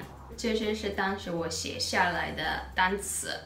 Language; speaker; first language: Chinese; non-native, fluent; Japanese